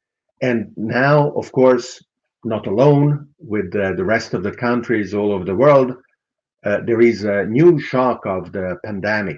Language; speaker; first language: English; non-native, fluent; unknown